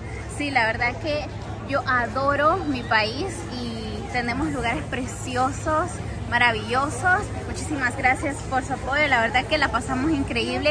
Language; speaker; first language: Spanish; native; Spanish